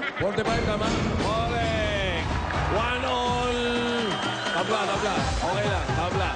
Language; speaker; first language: Filipino; native; Filipino